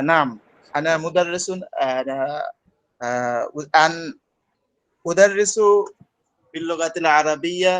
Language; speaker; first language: Arabic; non-native, learner; Bangla